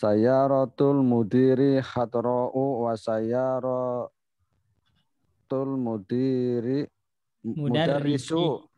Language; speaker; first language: Arabic; non-native, learner; Indonesian